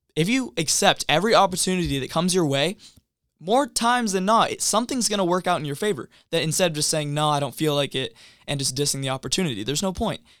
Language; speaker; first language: English; native; English